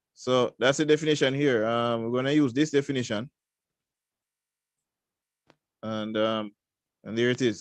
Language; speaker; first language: English; native; English